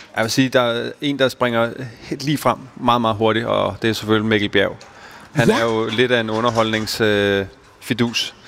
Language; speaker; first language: Danish; native; Danish